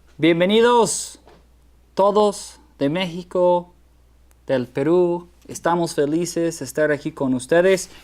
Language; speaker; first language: Spanish; non-native, fluent; English